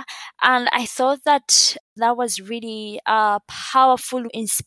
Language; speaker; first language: English; non-native, local second language; Ganda